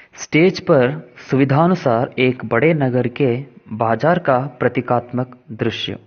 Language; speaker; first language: Hindi; non-native, local second language; Kannada